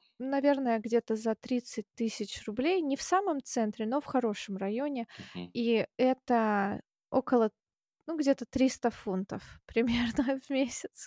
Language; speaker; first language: Russian; native; Russian